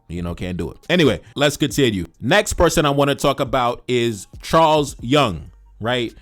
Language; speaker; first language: English; native; English